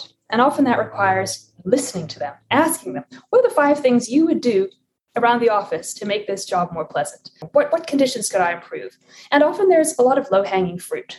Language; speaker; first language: English; native; English